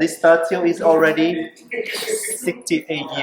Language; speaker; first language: English; non-native, learner; Vietnamese